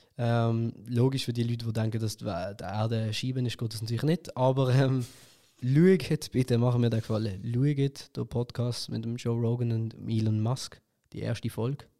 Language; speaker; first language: German; early bilingual, other home language; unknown